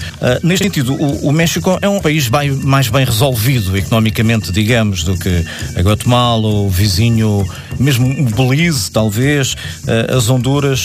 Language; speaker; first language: Portuguese; native; Portuguese